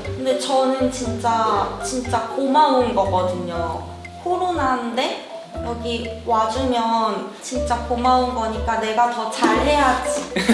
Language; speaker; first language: Korean; native; Korean